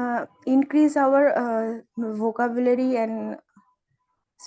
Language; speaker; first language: English; non-native, learner; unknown